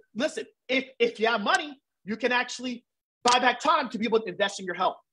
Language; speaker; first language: English; native; English